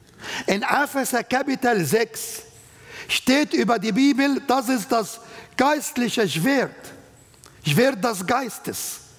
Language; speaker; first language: German; non-native, fluent; Arabic